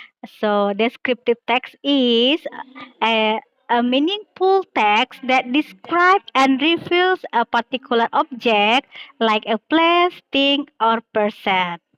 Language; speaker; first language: English; non-native, fluent; Indonesian